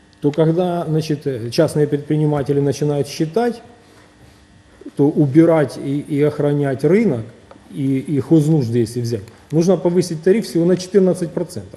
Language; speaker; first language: Russian; native; Russian